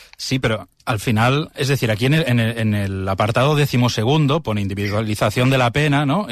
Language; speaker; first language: Spanish; non-native, local second language; Catalan